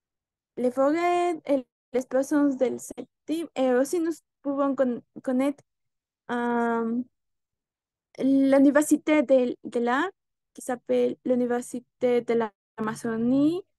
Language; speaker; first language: French; non-native, learner; Spanish